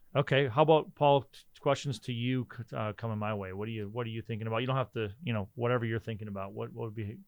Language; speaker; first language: English; native; English